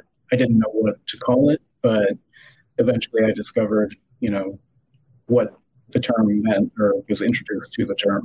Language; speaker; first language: English; native; English